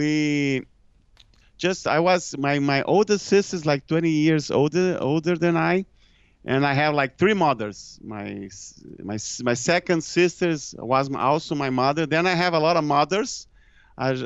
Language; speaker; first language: English; non-native, fluent; Portuguese